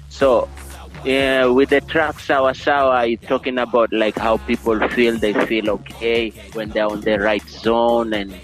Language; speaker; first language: English; non-native, local second language; Giryama